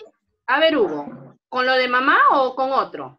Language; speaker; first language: Spanish; native; Spanish